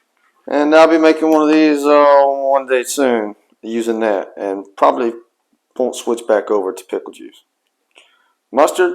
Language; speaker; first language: English; native; English